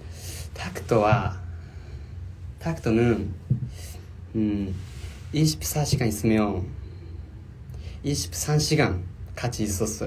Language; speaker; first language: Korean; non-native, learner; Japanese